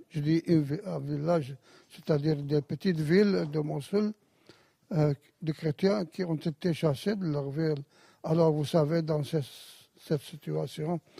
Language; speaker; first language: French; non-native, fluent; Arabic